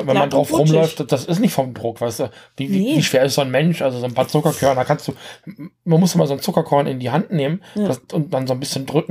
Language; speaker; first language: German; native; German